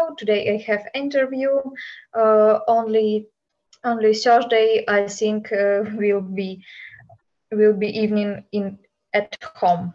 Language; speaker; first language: English; non-native, learner; Ukrainian